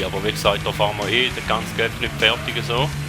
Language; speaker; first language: German; native; German